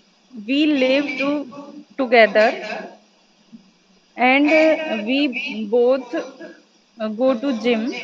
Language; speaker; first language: English; non-native, learner; Hindi